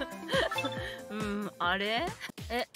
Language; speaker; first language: Japanese; native; Japanese